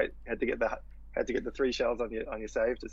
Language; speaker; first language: English; native; English